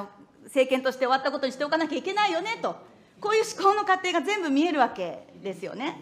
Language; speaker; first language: Japanese; native; Japanese